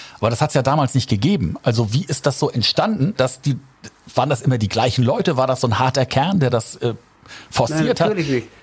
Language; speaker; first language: German; native; German